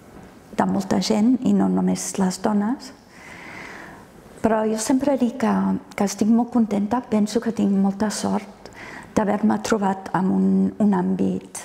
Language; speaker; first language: Catalan; non-native, fluent; English